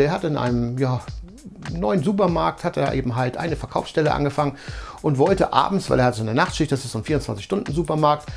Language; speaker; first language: German; native; German